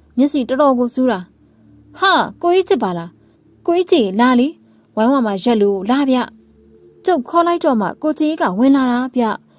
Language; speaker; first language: Burmese; native; Burmese